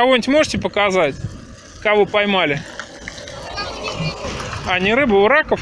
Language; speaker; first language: Russian; native; Russian